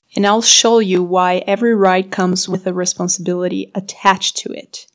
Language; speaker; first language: English; non-native, fluent; Portuguese